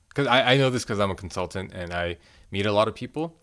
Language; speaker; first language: English; early bilingual, other home language; Korean